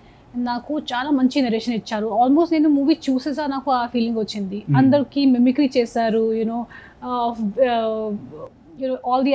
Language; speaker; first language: Telugu; non-native, fluent; Hindi